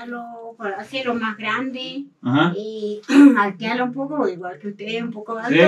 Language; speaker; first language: Spanish; native; Spanish